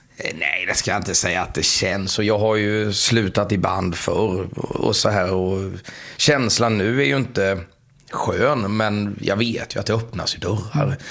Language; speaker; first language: Swedish; native; Swedish